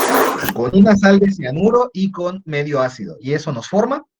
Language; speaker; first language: Spanish; native; Spanish